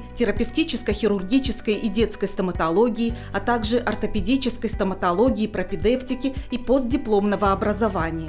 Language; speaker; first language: Russian; native; Russian